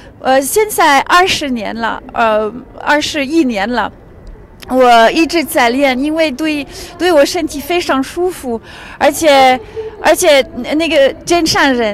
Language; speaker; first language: Chinese; non-native, fluent; French